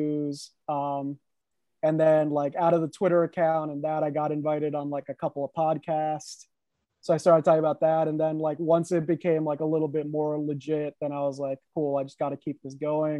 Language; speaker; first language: English; native; English